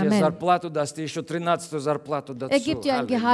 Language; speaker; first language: German; non-native, learner; Russian